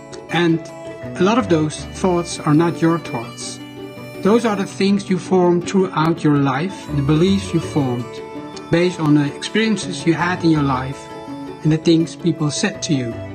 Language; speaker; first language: English; non-native, fluent; Dutch